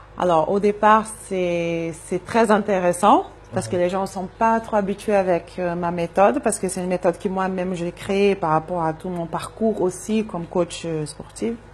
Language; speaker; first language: French; non-native, fluent; Portuguese